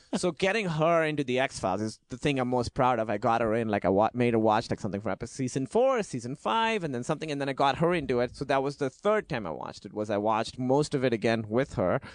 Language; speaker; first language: English; non-native, local second language; Urdu